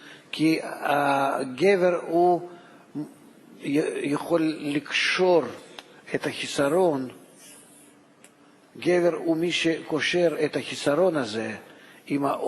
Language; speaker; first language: Hebrew; non-native, fluent; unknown